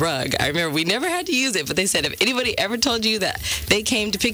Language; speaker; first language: English; native; English